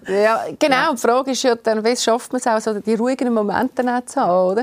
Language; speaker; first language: German; native; German